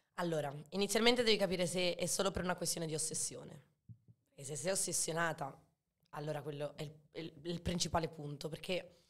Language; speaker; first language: Italian; early bilingual, other home language; Arabic